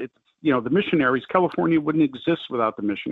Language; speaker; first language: English; native; English